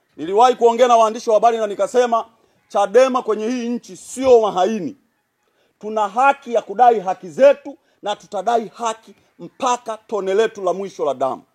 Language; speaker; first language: Swahili; native; Swahili